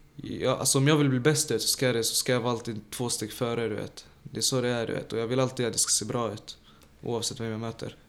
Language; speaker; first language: Swedish; early bilingual, other home language; Tajik